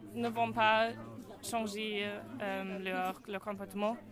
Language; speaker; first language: French; non-native, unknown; German